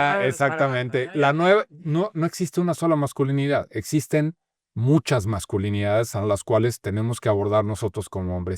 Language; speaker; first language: Spanish; native; Spanish